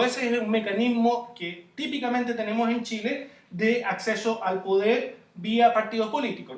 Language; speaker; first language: Spanish; native; Spanish